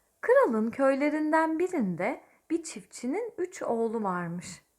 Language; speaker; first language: Turkish; native; Turkish